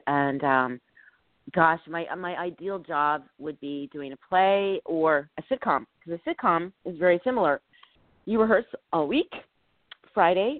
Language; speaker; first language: English; native; English